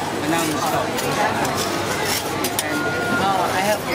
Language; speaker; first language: English; non-native, learner; Khmer